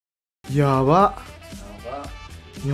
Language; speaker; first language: Japanese; non-native, fluent; Indonesian